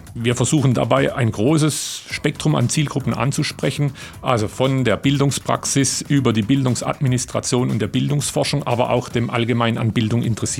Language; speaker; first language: German; native; German